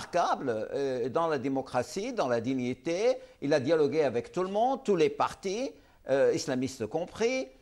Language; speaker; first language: French; non-native, local second language; Arabic